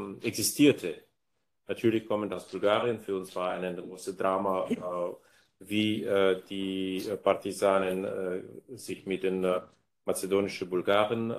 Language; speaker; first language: German; non-native, fluent; Bulgarian